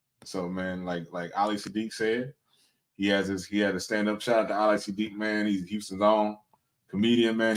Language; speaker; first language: English; native; English